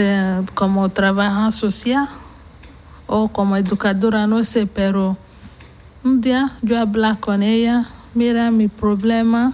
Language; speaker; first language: Spanish; non-native, learner; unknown